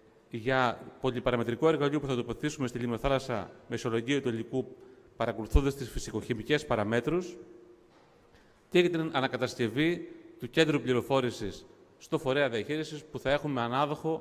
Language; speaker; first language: Greek; native; Greek